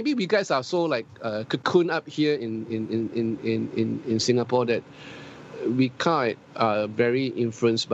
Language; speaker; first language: English; native; English